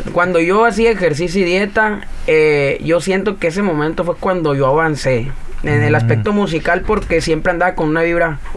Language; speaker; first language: Spanish; native; Spanish